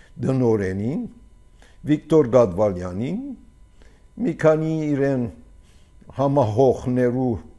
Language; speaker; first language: Armenian; early bilingual, heritage; Armenian